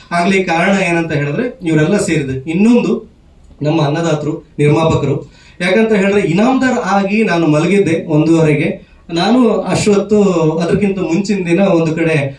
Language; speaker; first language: Kannada; native; Kannada